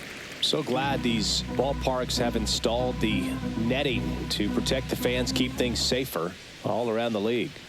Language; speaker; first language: English; native; English